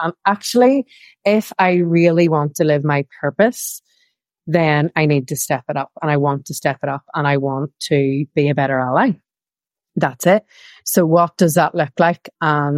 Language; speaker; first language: English; native; English